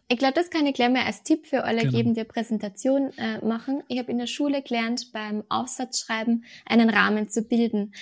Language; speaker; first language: German; native; German